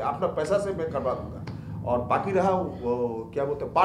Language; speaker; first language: Hindi; non-native, local second language; Bangla